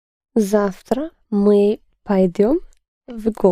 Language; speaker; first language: Russian; non-native, learner; English